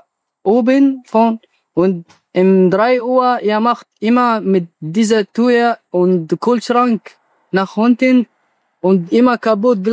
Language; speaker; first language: German; non-native, learner; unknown